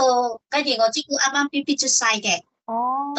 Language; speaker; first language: Cantonese; non-native, learner; Indonesian